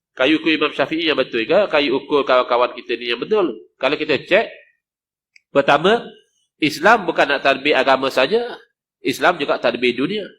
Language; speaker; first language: Malay; native; Malay